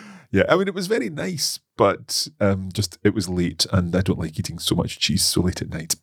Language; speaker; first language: English; native; English